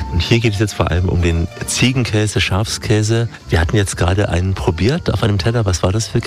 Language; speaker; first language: German; native; German